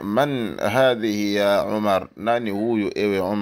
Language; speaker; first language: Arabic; non-native, fluent; Swahili